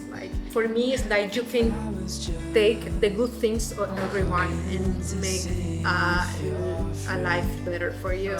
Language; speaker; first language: English; non-native, fluent; Spanish